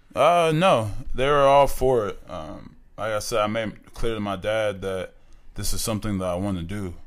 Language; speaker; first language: English; native; English